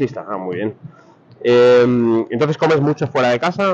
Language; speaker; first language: Spanish; native; Spanish